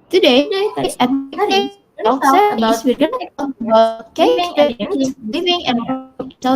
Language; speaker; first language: English; non-native, learner; Indonesian